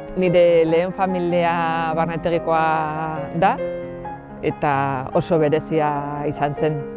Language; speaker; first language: Basque; non-native, local second language; Spanish